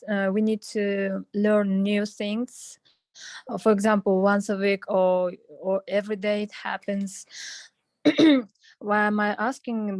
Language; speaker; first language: English; non-native, learner; Russian